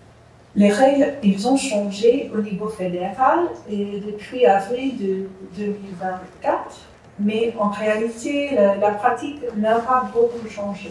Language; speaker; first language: French; non-native, fluent; English